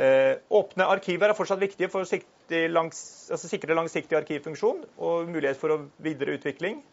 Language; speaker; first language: Norwegian; native; Norwegian